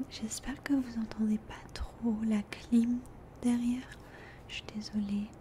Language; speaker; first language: French; early bilingual, heritage; French